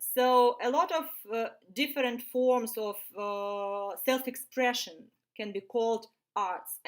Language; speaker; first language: English; non-native, fluent; Ukrainian